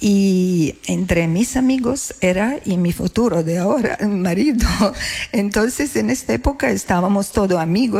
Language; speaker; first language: Spanish; non-native, learner; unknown